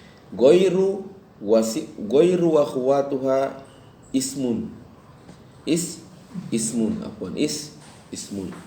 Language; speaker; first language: Arabic; non-native, fluent; Indonesian